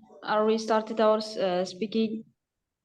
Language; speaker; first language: English; non-native, learner; Uzbek